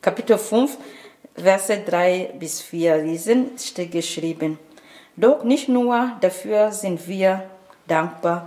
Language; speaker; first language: German; non-native, learner; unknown